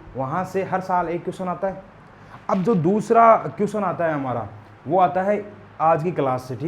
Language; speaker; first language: Hindi; native; Hindi